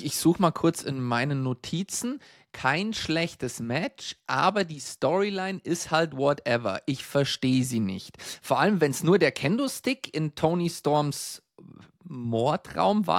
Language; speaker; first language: German; native; German